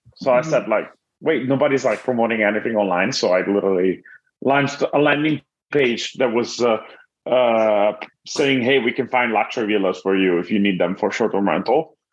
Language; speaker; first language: English; non-native, fluent; Italian